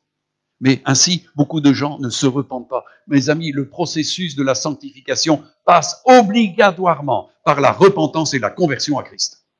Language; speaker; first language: French; native; French